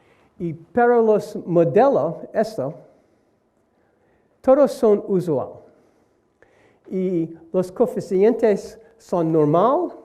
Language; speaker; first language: Spanish; non-native, learner; English